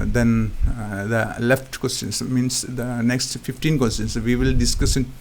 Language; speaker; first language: English; non-native, local second language; Malayalam